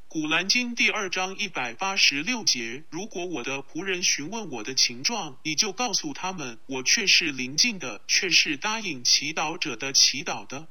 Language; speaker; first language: Chinese; non-native, local second language; Cantonese